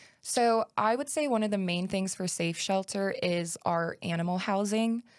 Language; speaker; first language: English; native; English